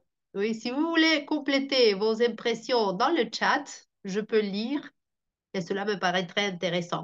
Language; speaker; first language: French; non-native, fluent; Spanish